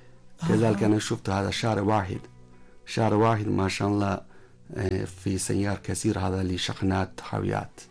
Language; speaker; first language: Arabic; non-native, learner; Chinese